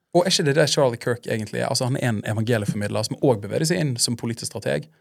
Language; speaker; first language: Norwegian; native; Norwegian